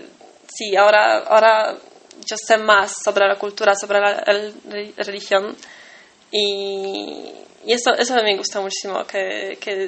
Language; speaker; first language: Spanish; non-native, fluent; Polish